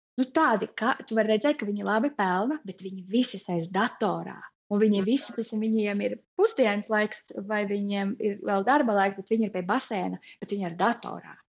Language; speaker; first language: Latvian; native; Latvian